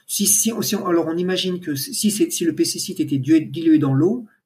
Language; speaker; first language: French; native; French